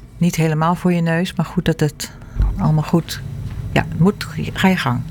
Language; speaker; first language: Dutch; native; Dutch